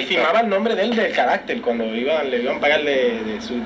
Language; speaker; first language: Spanish; early bilingual, heritage; Spanish